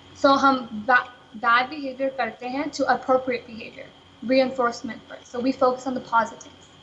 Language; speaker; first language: Hindi; early bilingual, heritage; Hindi